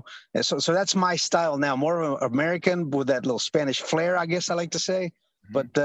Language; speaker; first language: English; early bilingual, other home language; Spanish